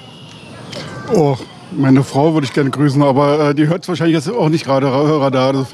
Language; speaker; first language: German; native; German